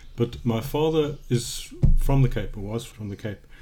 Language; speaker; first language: English; native; English